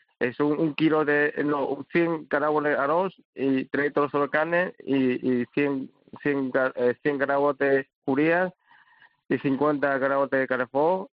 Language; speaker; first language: Spanish; non-native, learner; Chinese